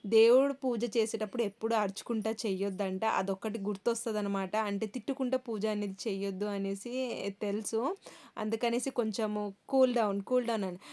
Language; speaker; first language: Telugu; non-native, local second language; Kannada